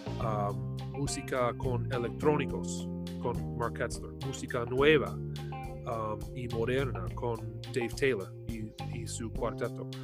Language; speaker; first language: Spanish; non-native, learner; English